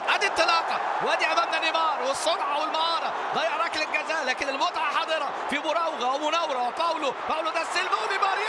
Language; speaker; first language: Arabic; native; Arabic